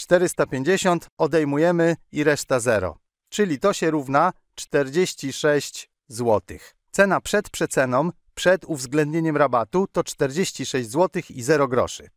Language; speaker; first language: Polish; native; Polish